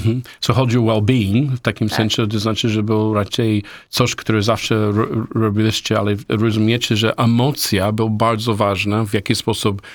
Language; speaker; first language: Polish; non-native, learner; English